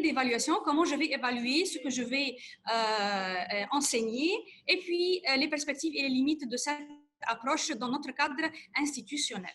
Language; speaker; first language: French; non-native, fluent; Arabic